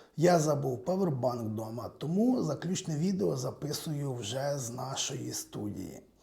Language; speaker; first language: Ukrainian; native; Ukrainian